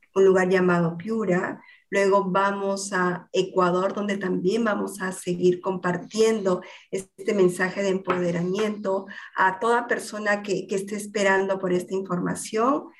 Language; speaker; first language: Spanish; native; Spanish